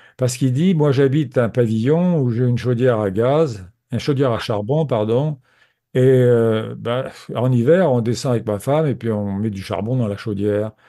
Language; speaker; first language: French; native; French